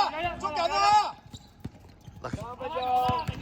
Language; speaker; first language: Chinese; native; Chinese